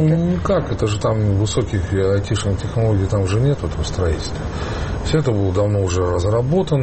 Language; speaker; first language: Russian; native; Russian